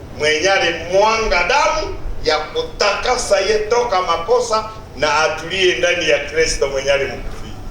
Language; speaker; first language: Swahili; non-native, local second language; Nande